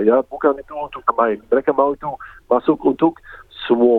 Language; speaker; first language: Indonesian; early bilingual, heritage; English